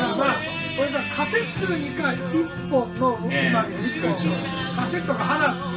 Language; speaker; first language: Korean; non-native, learner; Japanese